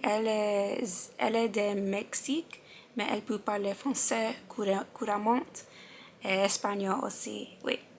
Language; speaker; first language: French; non-native, learner; English